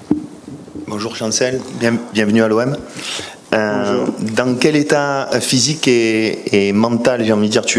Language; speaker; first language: French; native; French